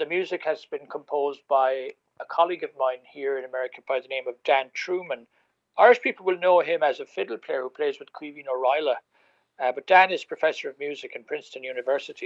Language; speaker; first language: English; native; English